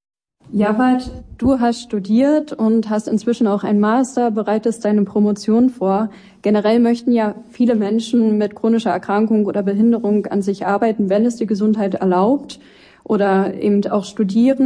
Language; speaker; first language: German; native; German